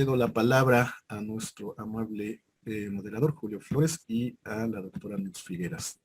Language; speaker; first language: Spanish; native; Spanish